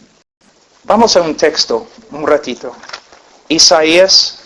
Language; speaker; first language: Spanish; non-native, fluent; English